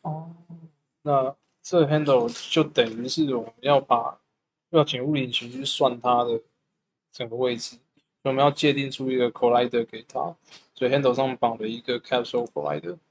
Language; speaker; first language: Chinese; native; Chinese